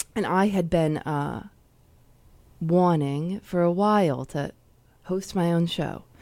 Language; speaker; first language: English; native; English